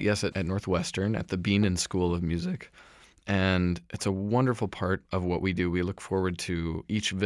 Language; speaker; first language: English; native; English